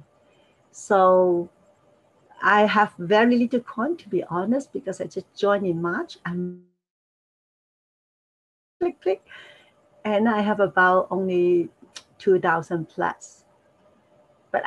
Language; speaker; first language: English; non-native, local second language; Cantonese